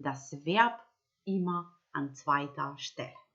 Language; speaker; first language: German; non-native, fluent; Macedonian